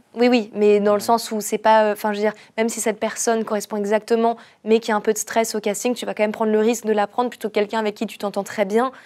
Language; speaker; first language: French; native; French